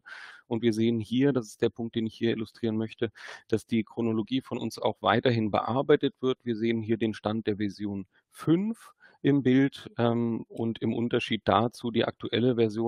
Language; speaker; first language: German; native; German